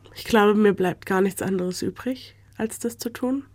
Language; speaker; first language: German; native; German